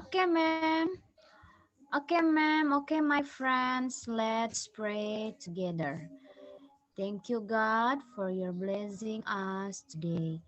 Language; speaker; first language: English; non-native, learner; Indonesian